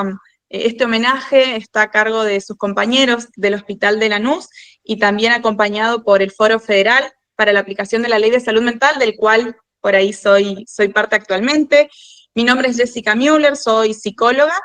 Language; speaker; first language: Spanish; native; Spanish